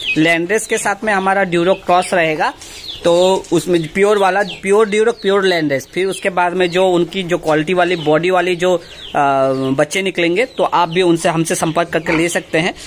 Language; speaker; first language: Hindi; non-native, local second language; Assamese